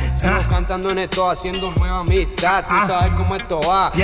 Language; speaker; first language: Spanish; native; Spanish